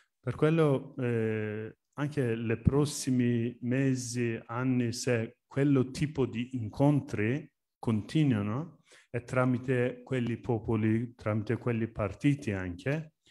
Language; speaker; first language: Italian; non-native, learner; Turkish